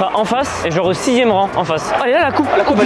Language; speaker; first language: French; native; French